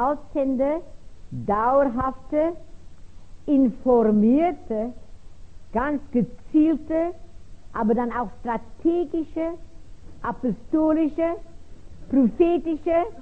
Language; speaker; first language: German; non-native, fluent; Afrikaans